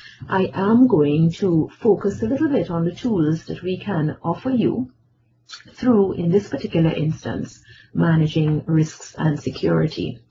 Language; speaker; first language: English; native; English